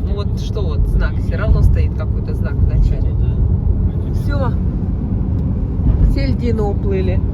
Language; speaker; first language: Russian; native; Russian